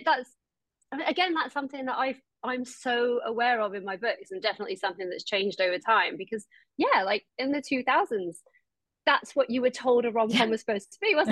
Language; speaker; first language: English; native; English